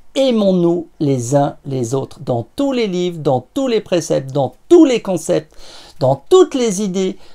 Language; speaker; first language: French; native; French